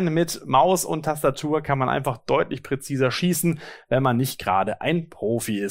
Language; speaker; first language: German; native; German